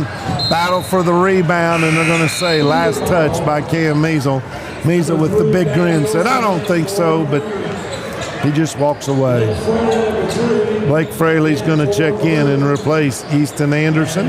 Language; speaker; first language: English; native; English